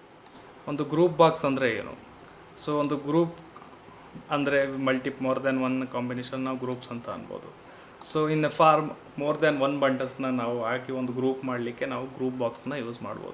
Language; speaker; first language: Kannada; native; Kannada